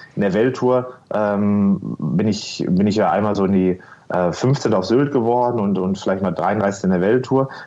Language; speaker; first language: German; native; German